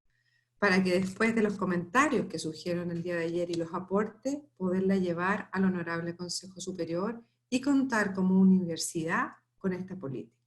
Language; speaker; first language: Spanish; native; Spanish